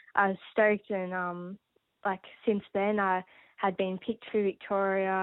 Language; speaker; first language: English; native; English